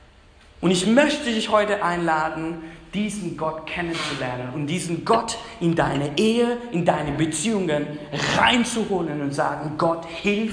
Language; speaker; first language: German; non-native, fluent; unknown